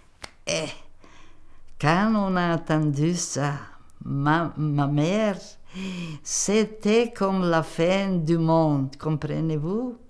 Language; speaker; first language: French; non-native, local second language; Macedonian